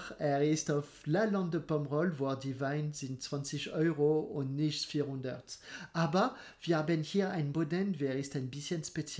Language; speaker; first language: German; non-native, fluent; French